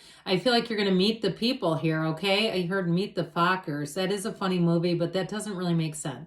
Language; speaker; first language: English; native; English